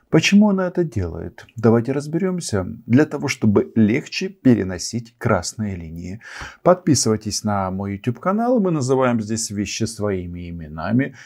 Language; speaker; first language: Russian; non-native, local second language; Ukrainian